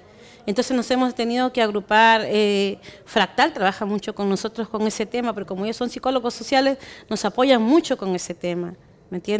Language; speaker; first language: Spanish; native; Spanish